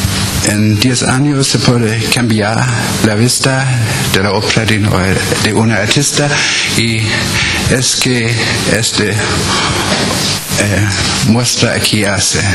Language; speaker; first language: Spanish; non-native, learner; German